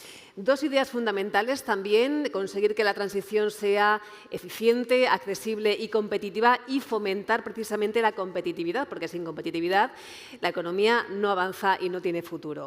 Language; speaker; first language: Spanish; native; Spanish